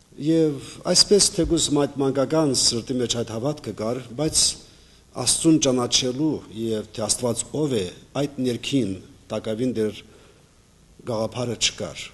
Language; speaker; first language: Armenian; native; Armenian